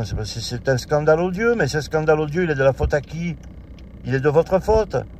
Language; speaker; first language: French; native; French